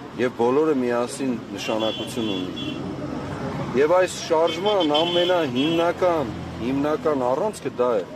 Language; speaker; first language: Armenian; native; Armenian